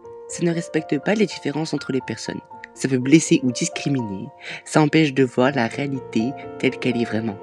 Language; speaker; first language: French; native; French